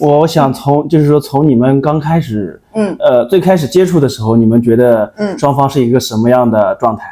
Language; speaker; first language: Chinese; native; Chinese